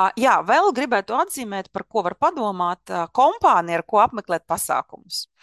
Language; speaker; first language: Latvian; non-native, local second language; Russian